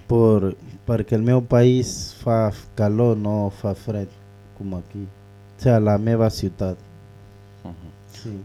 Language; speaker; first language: Catalan; non-native, learner; Spanish